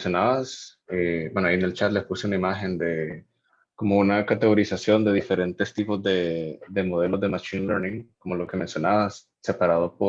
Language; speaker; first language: Spanish; native; Spanish